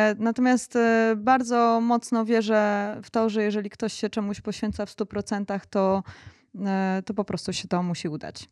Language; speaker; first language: Polish; native; Polish